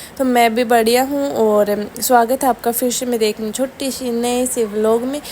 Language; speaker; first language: Hindi; native; Hindi